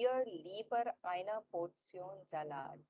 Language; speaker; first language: German; non-native, learner; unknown